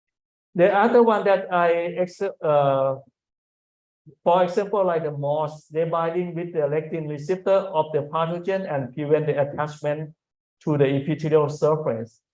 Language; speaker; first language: English; non-native, fluent; Thai